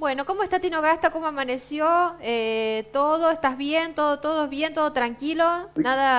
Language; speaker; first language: Spanish; native; Spanish